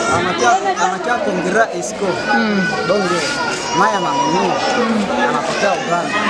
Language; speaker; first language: Swahili; non-native, local second language; Nande